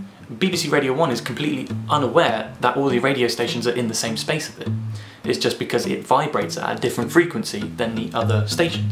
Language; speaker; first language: English; native; English